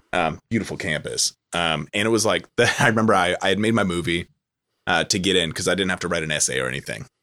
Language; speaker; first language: English; native; English